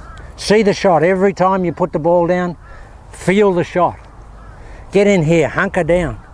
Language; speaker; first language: English; native; English